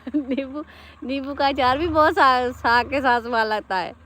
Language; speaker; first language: Hindi; non-native, local second language; Punjabi